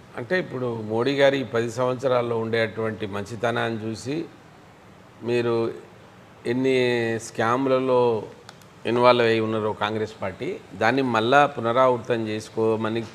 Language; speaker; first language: Telugu; non-native, local second language; Lambadi